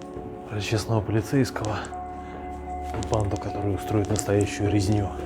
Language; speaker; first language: Russian; native; Russian